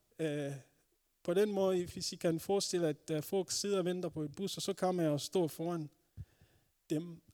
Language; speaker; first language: Danish; non-native, fluent; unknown